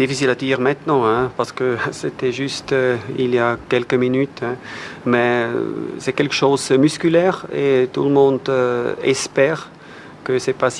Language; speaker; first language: French; non-native, fluent; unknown